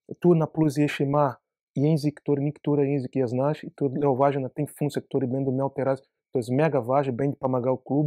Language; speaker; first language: Polish; non-native, learner; Portuguese